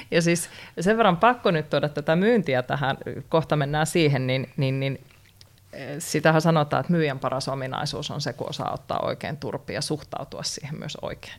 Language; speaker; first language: Finnish; native; Finnish